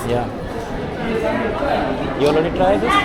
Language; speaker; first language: English; non-native, learner; Hindi